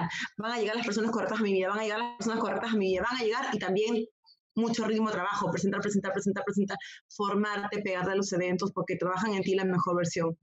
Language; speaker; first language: Spanish; native; Spanish